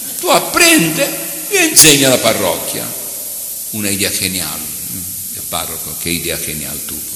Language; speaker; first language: Spanish; non-native, fluent; Italian